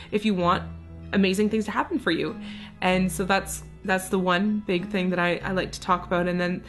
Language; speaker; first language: English; native; English